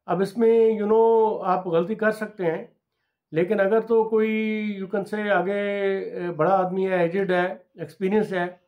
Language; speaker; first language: Urdu; non-native, local second language; Punjabi